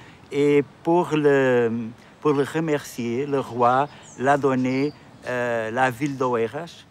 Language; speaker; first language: French; non-native, fluent; Portuguese